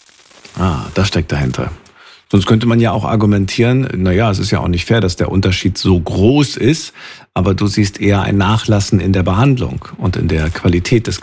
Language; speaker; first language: German; native; German